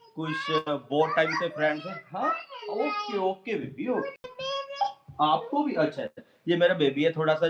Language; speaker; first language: Hindi; non-native, local second language; Punjabi